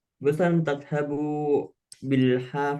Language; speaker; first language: Arabic; non-native, learner; Indonesian